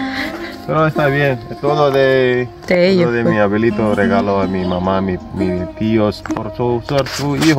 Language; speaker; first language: Spanish; non-native, learner; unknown